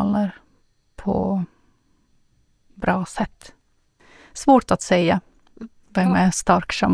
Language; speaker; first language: Swedish; non-native, learner; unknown